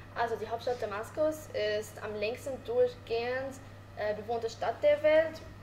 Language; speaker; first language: German; non-native, learner; Arabic